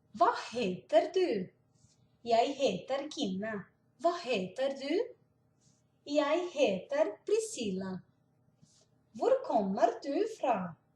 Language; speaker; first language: Norwegian; non-native, fluent; Portuguese